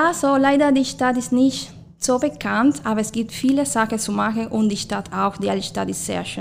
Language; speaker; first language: German; non-native, fluent; Spanish